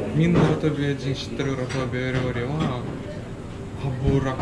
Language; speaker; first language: Japanese; non-native, fluent; Latvian